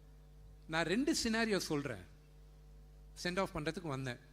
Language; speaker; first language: Tamil; non-native, local second language; Telugu